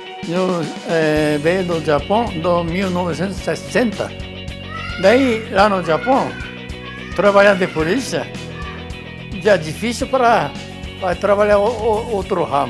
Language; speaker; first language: Portuguese; non-native, learner; Japanese